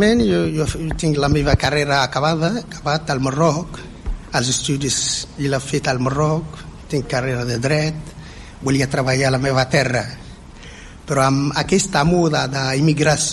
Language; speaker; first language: Catalan; non-native, fluent; Berber languages